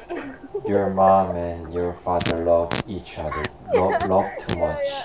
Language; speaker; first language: English; non-native, learner; Korean